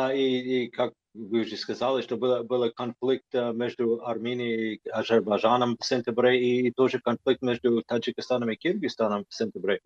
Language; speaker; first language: Russian; non-native, fluent; English